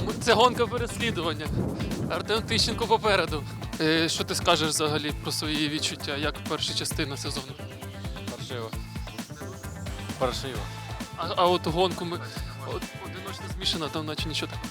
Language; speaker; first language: Ukrainian; native; Ukrainian